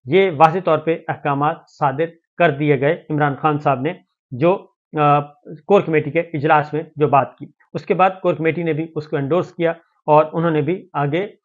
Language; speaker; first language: Urdu; native; Urdu